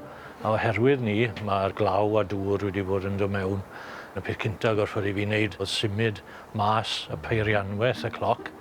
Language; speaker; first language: Welsh; native; Welsh